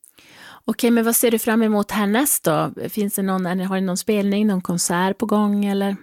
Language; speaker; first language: Swedish; native; Swedish